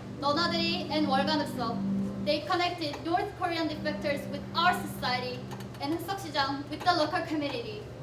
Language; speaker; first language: English; non-native, learner; Korean